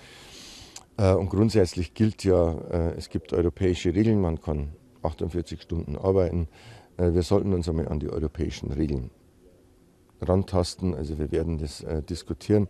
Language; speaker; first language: German; native; German